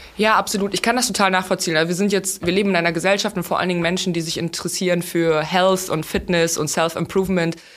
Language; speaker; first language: German; non-native, fluent; Russian